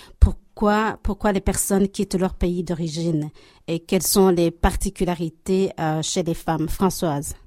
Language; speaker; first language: French; native; French